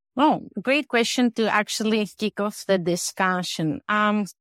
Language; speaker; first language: English; non-native, fluent; Greek